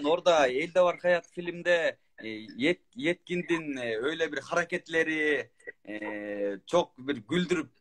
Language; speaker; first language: Turkish; non-native, learner; Kyrgyz